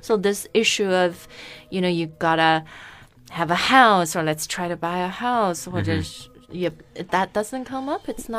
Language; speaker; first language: English; non-native, fluent; Chinese